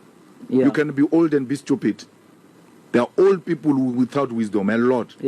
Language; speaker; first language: English; non-native, local second language; Northern Sotho